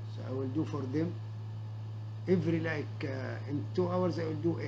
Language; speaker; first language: English; non-native, learner; Arabic